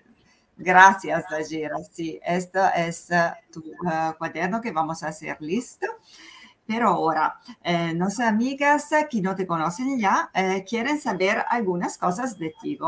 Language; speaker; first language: Spanish; non-native, fluent; Italian